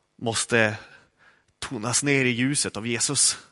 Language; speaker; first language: Swedish; native; Swedish